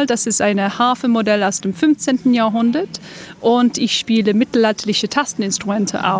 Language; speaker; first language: German; non-native, fluent; English